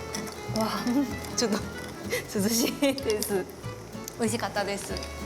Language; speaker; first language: Japanese; non-native, learner; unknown